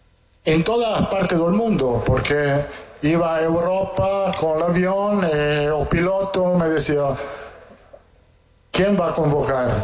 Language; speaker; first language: Portuguese; non-native, fluent; Italian